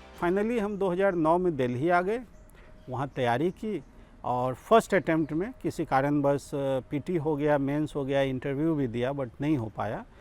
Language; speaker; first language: Hindi; native; Hindi